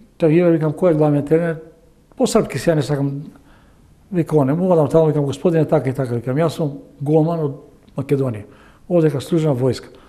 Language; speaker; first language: Macedonian; native; Macedonian